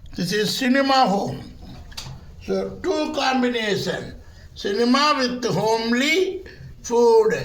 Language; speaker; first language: English; non-native, local second language; Tamil